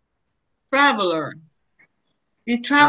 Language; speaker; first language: English; non-native, learner; Spanish